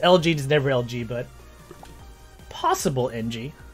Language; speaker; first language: English; native; English